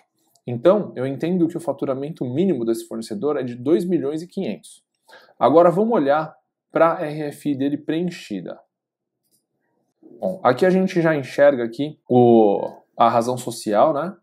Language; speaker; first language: Portuguese; native; Portuguese